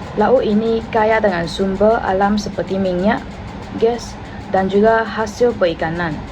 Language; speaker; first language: Malay; non-native, local second language; Chinese